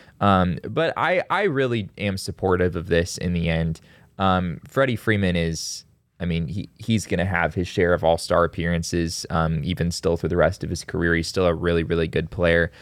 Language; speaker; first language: English; native; English